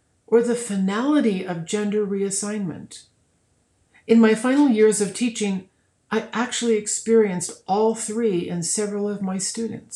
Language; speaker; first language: English; native; English